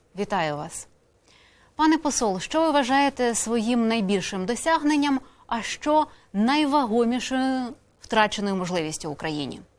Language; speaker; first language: Ukrainian; native; Ukrainian